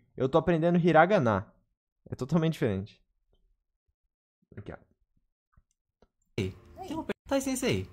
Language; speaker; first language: Portuguese; native; Portuguese